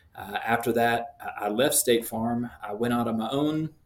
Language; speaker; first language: English; native; English